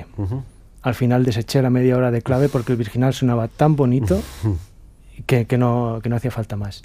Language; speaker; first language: Spanish; native; Spanish